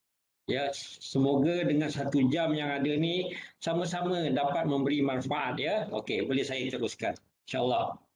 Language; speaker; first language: Malay; native; Malay